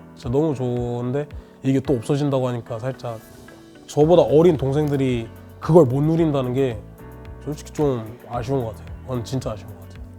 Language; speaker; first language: Korean; early bilingual, other home language; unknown